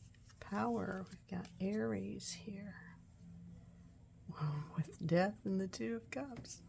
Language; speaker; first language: English; native; English